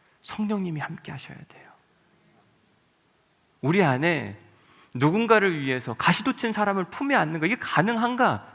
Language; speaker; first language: Korean; native; Korean